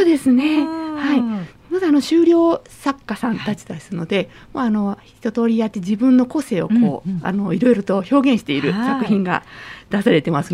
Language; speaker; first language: Japanese; native; Japanese